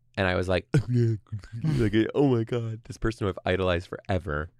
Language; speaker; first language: English; native; English